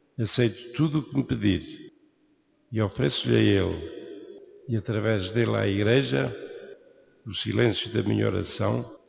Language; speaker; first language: Portuguese; native; Portuguese